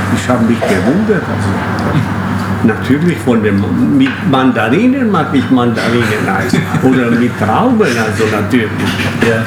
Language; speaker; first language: German; non-native, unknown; Italian